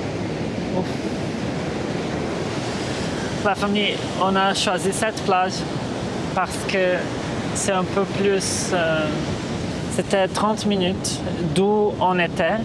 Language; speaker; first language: French; non-native, fluent; Portuguese